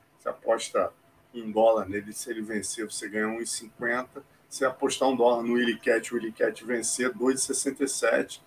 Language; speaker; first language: Portuguese; native; Portuguese